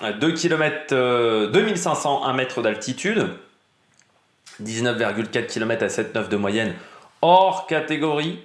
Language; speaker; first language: French; native; French